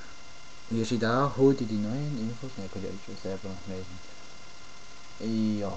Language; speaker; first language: German; native; German